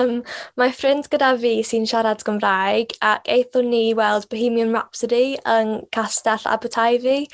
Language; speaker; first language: Welsh; non-native, local second language; English